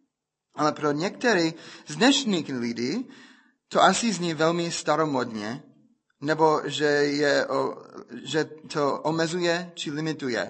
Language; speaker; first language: Czech; non-native, fluent; English